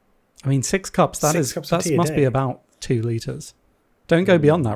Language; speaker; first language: English; native; English